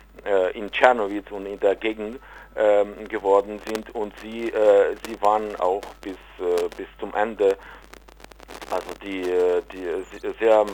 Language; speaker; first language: German; non-native, fluent; Ukrainian